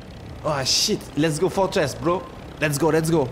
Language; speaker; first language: English; non-native, learner; French